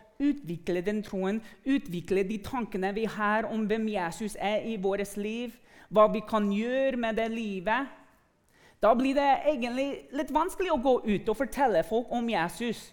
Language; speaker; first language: Norwegian; non-native, fluent; English